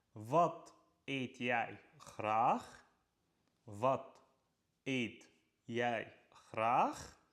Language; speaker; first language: Dutch; non-native, fluent; Arabic